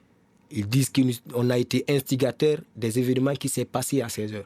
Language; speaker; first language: French; non-native, local second language; Mandingo